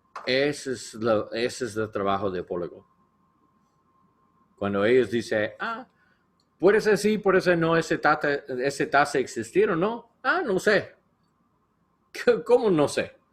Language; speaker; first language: Spanish; non-native, learner; English